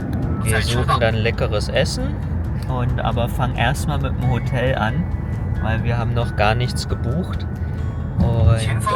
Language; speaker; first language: German; early bilingual, other home language; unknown